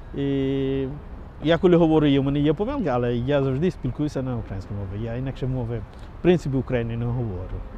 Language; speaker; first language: Ukrainian; non-native, fluent; Bangla